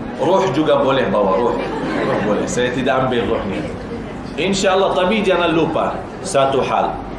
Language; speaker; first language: Malay; non-native, fluent; Arabic